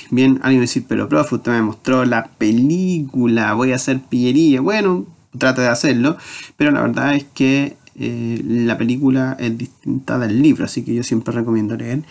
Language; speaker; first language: Spanish; native; Spanish